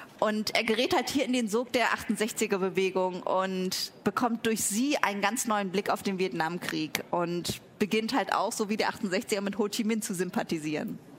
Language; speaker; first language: German; early bilingual, other home language; Vietnamese